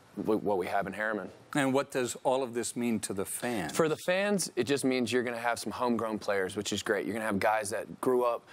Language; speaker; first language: English; native; English